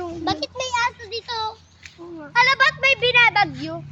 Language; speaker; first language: Filipino; non-native, local second language; Cebuano